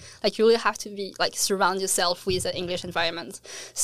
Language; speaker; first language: English; non-native, fluent; French